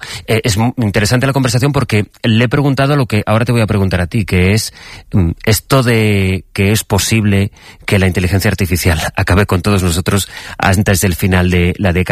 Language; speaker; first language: Spanish; native; Spanish